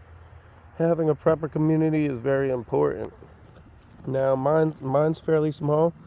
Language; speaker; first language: English; native; English